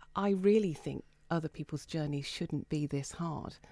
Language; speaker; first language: English; native; English